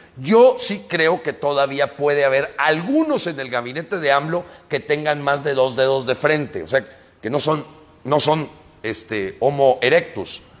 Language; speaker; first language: Spanish; native; Spanish